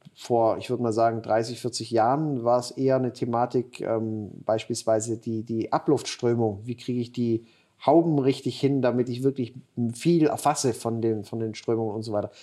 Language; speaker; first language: German; native; German